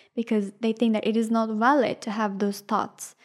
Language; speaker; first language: English; non-native, fluent; Persian